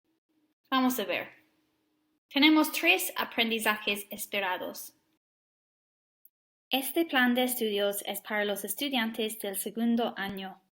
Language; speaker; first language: Spanish; non-native, learner; English